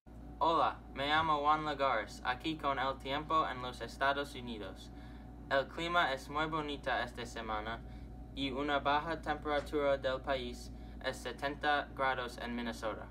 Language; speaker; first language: Spanish; non-native, learner; English